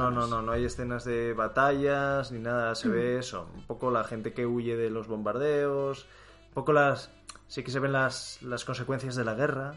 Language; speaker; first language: Spanish; native; Spanish